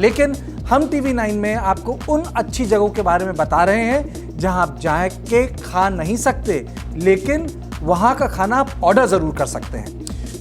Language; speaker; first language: Hindi; native; Hindi